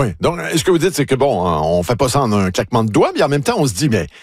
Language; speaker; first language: French; native; French